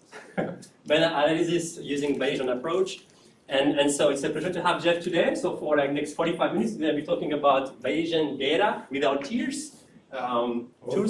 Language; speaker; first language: English; non-native, fluent; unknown